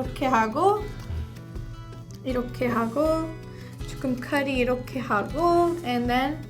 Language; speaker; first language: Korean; non-native, fluent; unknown